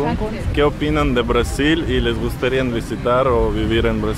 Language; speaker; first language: Spanish; non-native, fluent; Russian